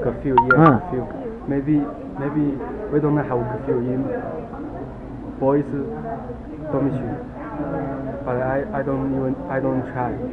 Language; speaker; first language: English; non-native, learner; Chinese